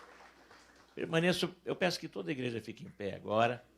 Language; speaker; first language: Portuguese; native; Portuguese